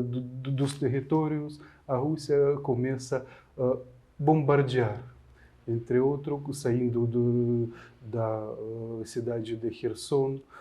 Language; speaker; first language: Portuguese; non-native, fluent; Ukrainian